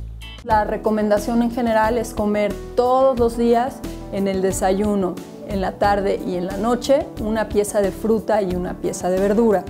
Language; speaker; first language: Spanish; native; Spanish